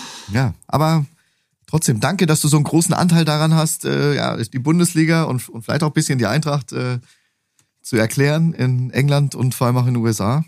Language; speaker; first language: German; native; German